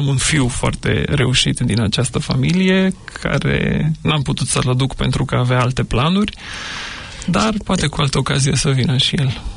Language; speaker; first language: Romanian; non-native, fluent; Macedonian